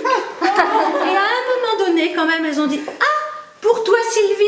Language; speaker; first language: French; native; French